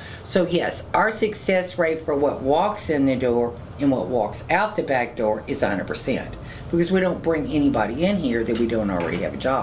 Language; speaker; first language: English; native; English